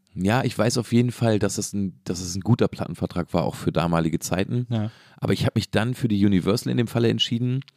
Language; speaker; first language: German; native; German